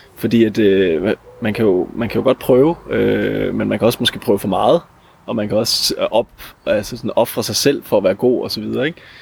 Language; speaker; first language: Danish; native; Danish